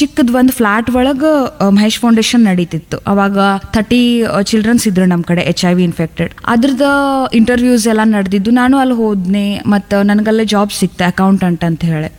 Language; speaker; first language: Kannada; native; Kannada